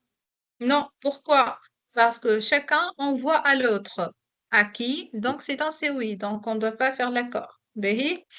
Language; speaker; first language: French; non-native, local second language; Arabic